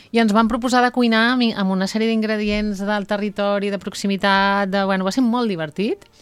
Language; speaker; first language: Catalan; native; Catalan